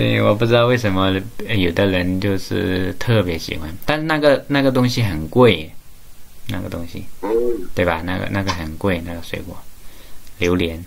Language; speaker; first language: Chinese; native; Chinese